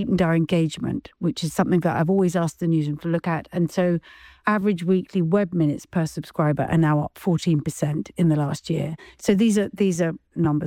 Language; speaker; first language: English; native; English